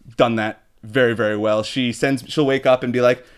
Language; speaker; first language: English; native; English